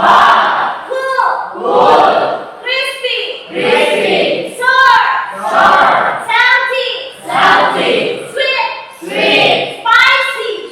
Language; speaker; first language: English; non-native, learner; Indonesian